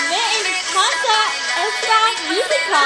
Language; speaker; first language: Spanish; non-native, learner; English